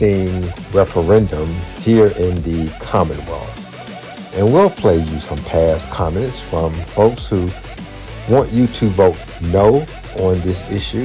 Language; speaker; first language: English; native; English